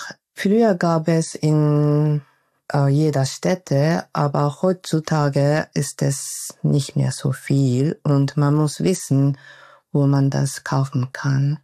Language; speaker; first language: German; non-native, fluent; Japanese